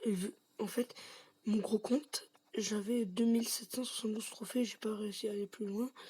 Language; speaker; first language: French; native; French